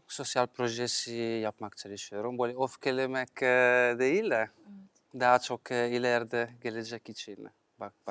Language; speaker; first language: Turkish; non-native, fluent; Italian